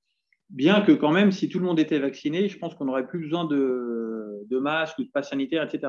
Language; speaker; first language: French; native; French